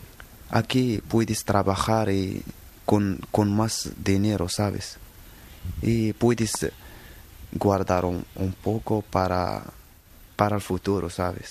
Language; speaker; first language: Spanish; non-native, learner; Arabic